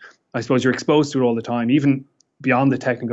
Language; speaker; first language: English; native; English